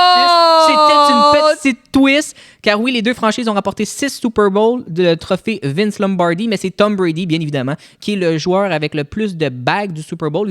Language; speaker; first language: French; native; French